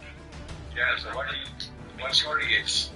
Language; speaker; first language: English; non-native, fluent; Khasi